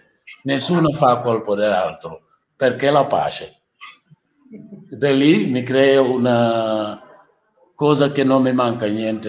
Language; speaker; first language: Italian; non-native, learner; Wolof